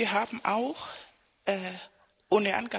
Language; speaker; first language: German; non-native, fluent; Spanish